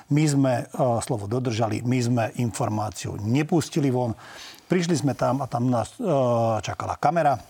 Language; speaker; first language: Slovak; non-native, local second language; Hungarian